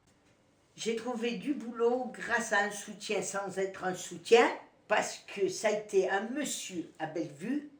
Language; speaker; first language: French; native; French